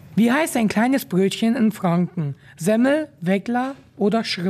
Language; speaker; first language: German; native; German